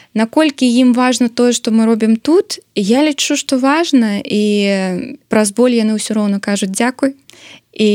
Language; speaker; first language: Belarusian; non-native, local second language; Russian